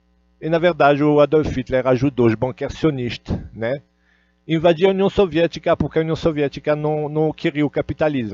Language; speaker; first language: Portuguese; non-native, fluent; Russian